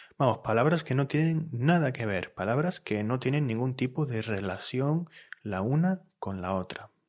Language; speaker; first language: Spanish; native; Spanish